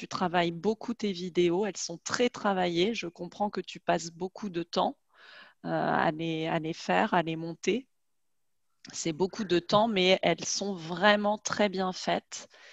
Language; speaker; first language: French; native; French